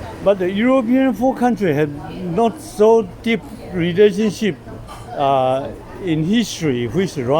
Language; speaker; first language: English; non-native, learner; Chinese